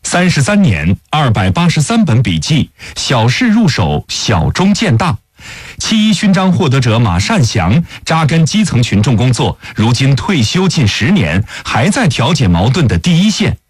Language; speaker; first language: Chinese; native; Chinese